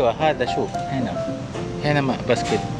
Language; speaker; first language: Arabic; non-native, learner; Filipino